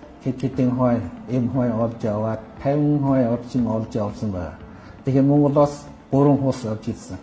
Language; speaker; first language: Mongolian; non-native, fluent; Lao